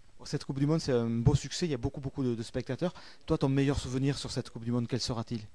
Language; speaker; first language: French; native; French